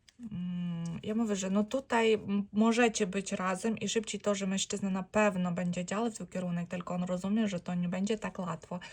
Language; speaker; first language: Polish; non-native, learner; Ukrainian